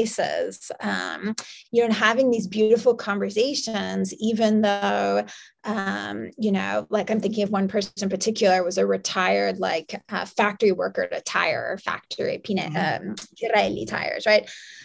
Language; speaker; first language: English; native; English